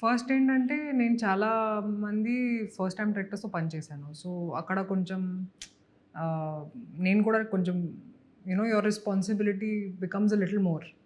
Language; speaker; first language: Telugu; non-native, local second language; Hindi